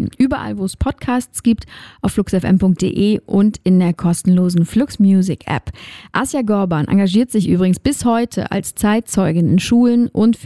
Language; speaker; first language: German; native; German